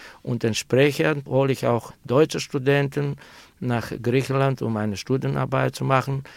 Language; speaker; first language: German; non-native, fluent; Greek